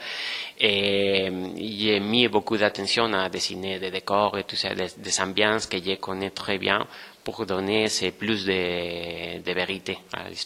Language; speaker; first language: French; non-native, fluent; Spanish